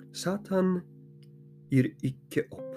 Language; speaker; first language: Norwegian; non-native, fluent; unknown